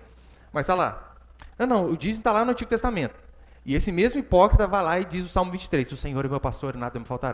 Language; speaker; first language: Portuguese; native; Portuguese